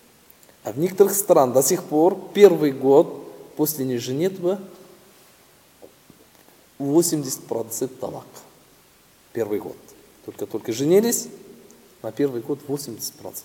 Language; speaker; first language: Russian; non-native, local second language; Tatar